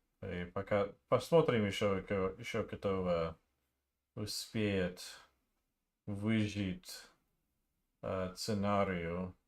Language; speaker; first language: Russian; non-native, learner; English